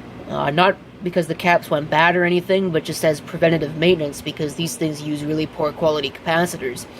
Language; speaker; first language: English; native; English